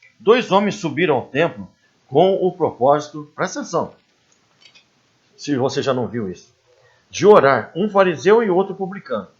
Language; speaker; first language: Portuguese; native; Portuguese